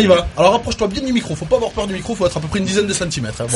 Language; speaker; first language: French; native; French